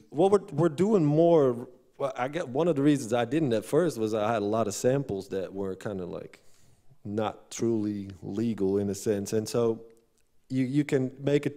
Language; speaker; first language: English; non-native, fluent; Dutch